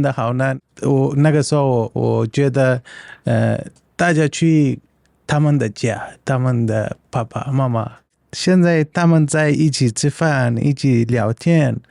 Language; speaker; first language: Chinese; non-native, learner; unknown